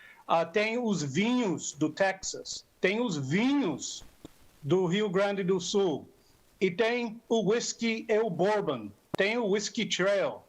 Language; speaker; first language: Portuguese; non-native, fluent; English